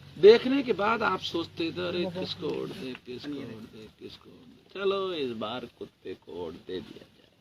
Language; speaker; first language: Hindi; non-native, local second language; Marathi